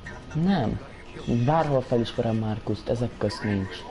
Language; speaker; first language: Hungarian; native; Hungarian